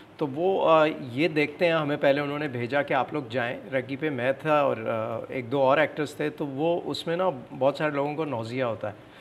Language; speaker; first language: Urdu; native; Urdu